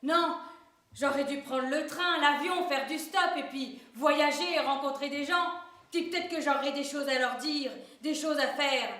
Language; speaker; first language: French; native; French